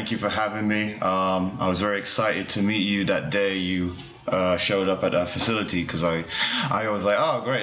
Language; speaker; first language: English; native; English